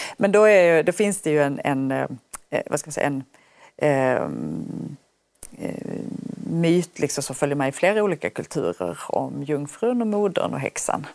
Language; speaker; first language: Swedish; native; Swedish